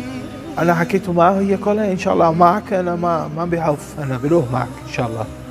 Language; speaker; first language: Arabic; non-native, learner; Portuguese